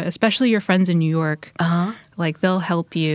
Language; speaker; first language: English; native; English